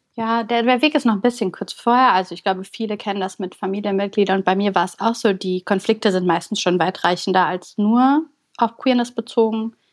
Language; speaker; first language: German; early bilingual, other home language; Bulgarian